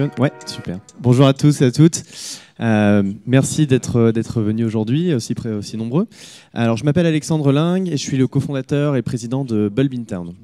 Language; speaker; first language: French; native; French